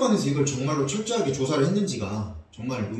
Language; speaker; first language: Korean; native; Korean